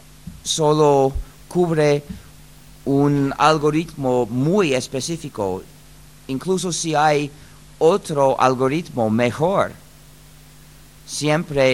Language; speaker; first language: Spanish; non-native, fluent; English